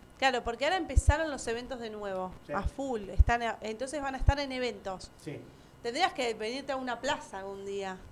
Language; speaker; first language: Spanish; native; Spanish